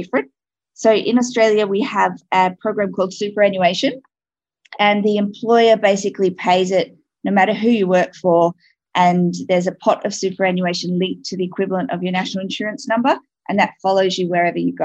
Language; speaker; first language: English; native; English